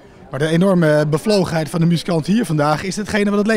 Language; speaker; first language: Dutch; native; Dutch